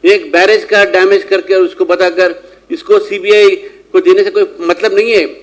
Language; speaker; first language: Hindi; non-native, local second language; Telugu